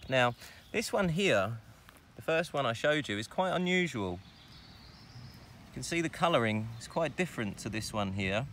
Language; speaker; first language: English; native; English